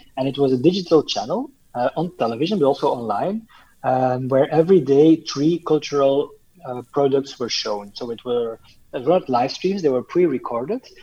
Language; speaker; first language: English; non-native, fluent; Dutch